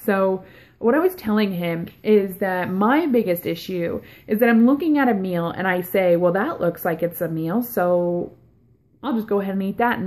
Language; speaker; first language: English; native; English